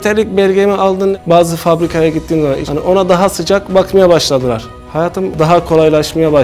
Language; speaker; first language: Turkish; non-native, learner; Arabic